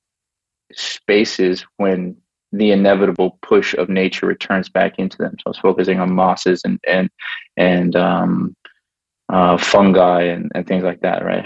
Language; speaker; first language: English; native; English